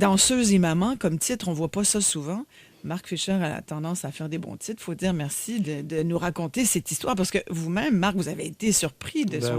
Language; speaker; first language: French; native; French